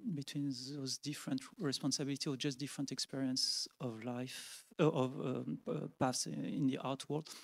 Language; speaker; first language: English; non-native, fluent; French